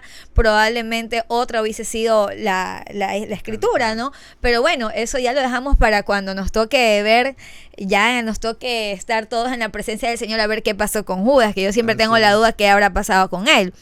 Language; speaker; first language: Spanish; native; Spanish